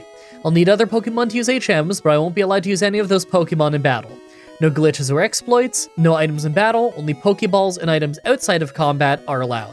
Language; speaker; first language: English; native; English